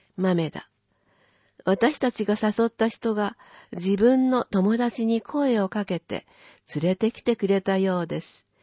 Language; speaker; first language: Japanese; native; Japanese